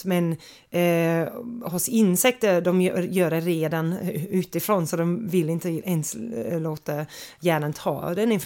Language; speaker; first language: Swedish; non-native, fluent; English